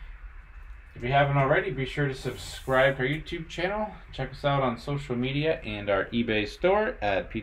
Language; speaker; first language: English; native; English